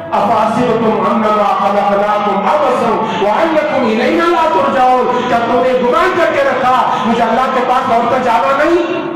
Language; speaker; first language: Urdu; non-native, local second language; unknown